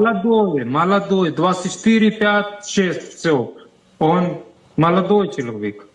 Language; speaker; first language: Russian; non-native, learner; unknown